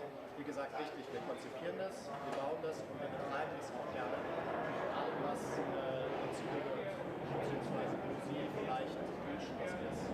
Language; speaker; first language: German; native; German